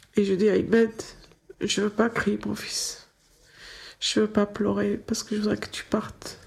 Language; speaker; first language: French; non-native, local second language; Arabic